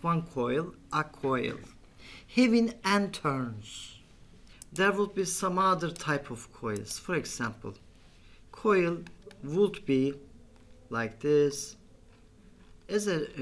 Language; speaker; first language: English; non-native, fluent; Turkish